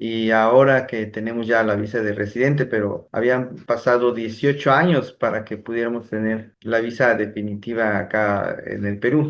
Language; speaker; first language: Spanish; non-native, fluent; Korean